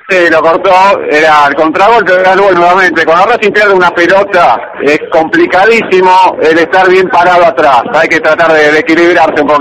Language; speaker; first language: Spanish; native; Spanish